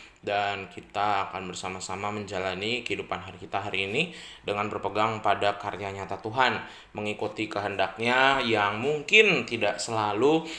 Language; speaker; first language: Indonesian; native; Indonesian